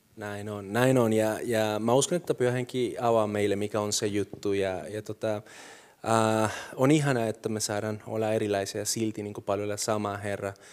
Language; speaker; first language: Finnish; non-native, fluent; Spanish